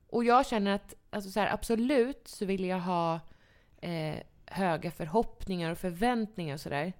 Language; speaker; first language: Swedish; native; Swedish